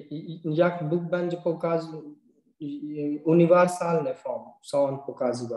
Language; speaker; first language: Polish; non-native, learner; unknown